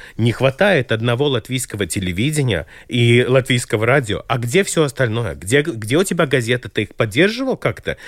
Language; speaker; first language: Russian; non-native, local second language; Latvian